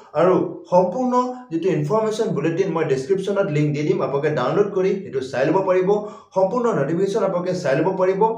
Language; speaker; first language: Assamese; non-native, local second language; Karbi